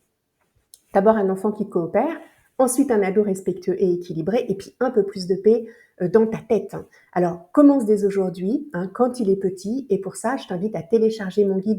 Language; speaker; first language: French; native; French